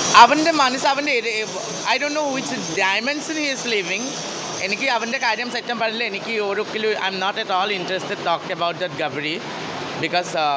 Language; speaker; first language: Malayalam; non-native, fluent; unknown